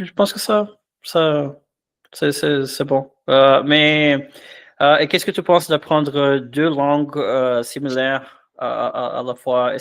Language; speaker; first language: French; non-native, fluent; Portuguese